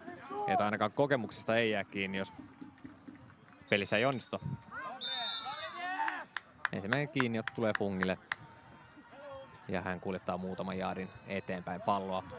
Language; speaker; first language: Finnish; native; Finnish